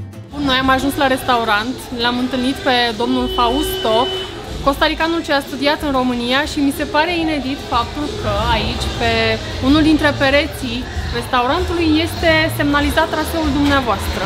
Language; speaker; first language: Romanian; native; Romanian